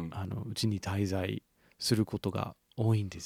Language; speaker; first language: Japanese; non-native, fluent; English